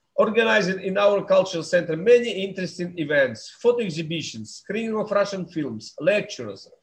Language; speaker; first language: English; non-native, fluent; Russian